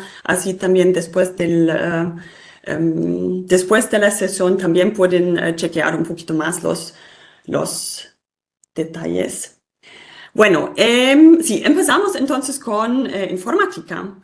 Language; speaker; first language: Spanish; non-native, fluent; German